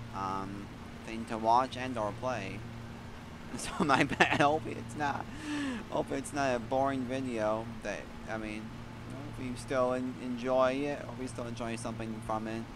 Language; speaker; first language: English; native; English